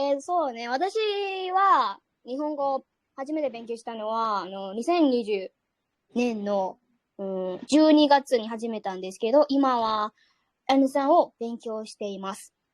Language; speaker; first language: Japanese; non-native, learner; Burmese